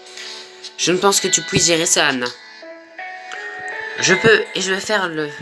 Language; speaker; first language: French; native; French